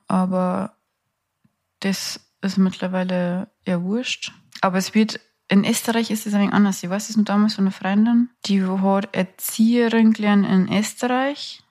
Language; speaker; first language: German; native; German